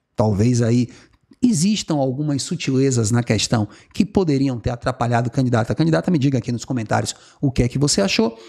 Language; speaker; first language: Portuguese; native; Portuguese